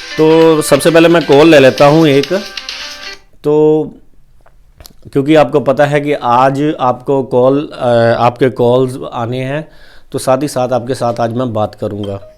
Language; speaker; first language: Hindi; non-native, local second language; Punjabi